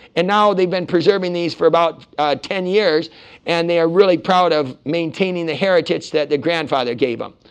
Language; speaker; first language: English; native; English